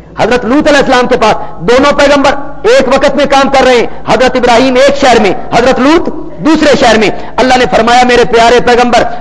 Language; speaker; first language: Urdu; non-native, local second language; Punjabi